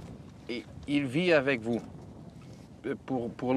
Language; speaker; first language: French; non-native, learner; Dutch